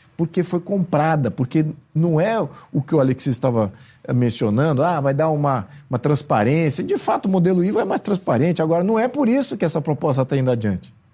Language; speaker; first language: Portuguese; native; Portuguese